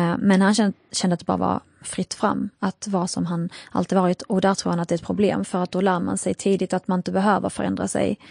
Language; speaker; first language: Swedish; early bilingual, other home language; Arabic